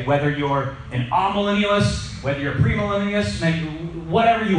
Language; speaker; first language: English; native; English